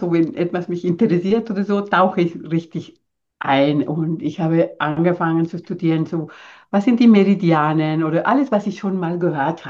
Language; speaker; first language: German; non-native, fluent; Spanish